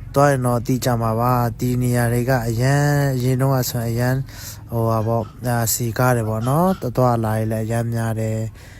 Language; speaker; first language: Burmese; non-native, local second language; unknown